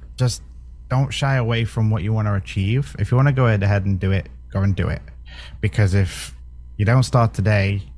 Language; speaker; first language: English; native; English